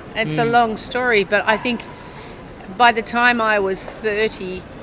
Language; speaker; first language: English; native; English